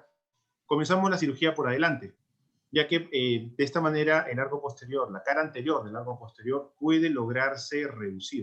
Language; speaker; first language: Spanish; native; Spanish